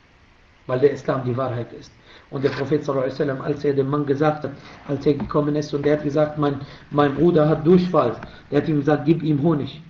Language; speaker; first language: German; non-native, fluent; Arabic